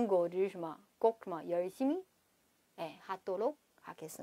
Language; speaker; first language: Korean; non-native, fluent; Chinese